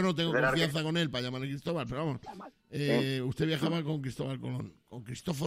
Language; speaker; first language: Spanish; native; Spanish